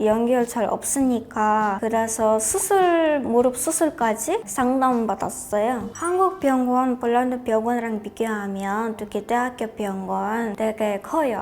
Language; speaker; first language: Korean; non-native, learner; Polish